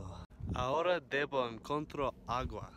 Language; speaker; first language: Spanish; non-native, learner; English